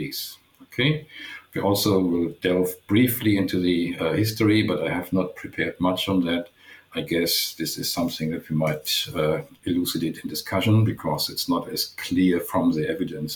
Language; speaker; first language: English; non-native, fluent; German